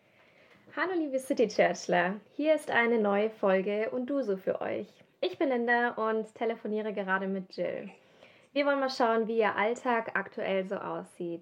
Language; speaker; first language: German; native; German